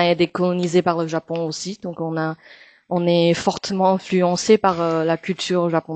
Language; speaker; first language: French; non-native, fluent; Min Nan Chinese